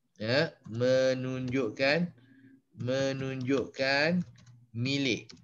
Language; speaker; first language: Malay; native; Malay